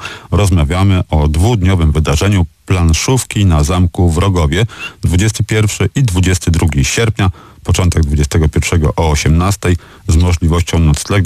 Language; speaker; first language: Polish; native; Polish